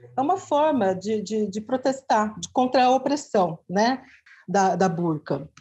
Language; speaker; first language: Portuguese; native; Portuguese